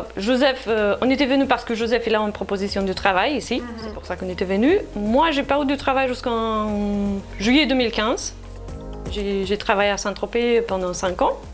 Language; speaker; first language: French; non-native, fluent; Romanian